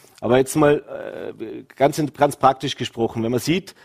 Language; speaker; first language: German; native; German